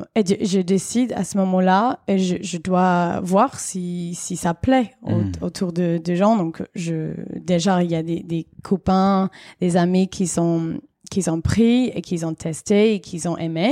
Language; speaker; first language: French; non-native, fluent; English